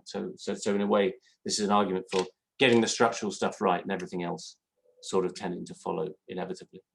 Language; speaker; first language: English; native; English